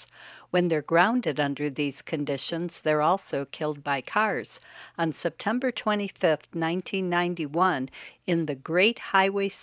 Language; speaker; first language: English; native; English